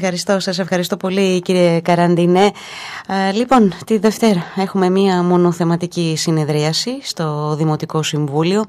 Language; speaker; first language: Greek; native; Greek